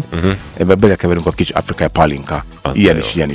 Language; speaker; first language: Hungarian; non-native, learner; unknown